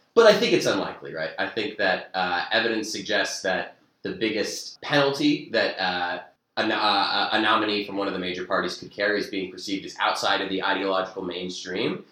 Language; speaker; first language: English; native; English